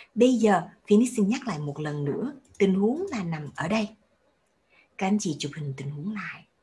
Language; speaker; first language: Vietnamese; early bilingual, heritage; Vietnamese